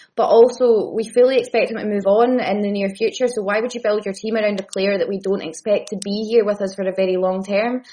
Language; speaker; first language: English; native; English